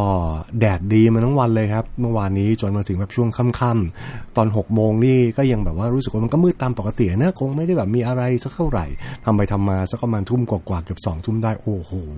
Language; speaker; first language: Thai; native; Thai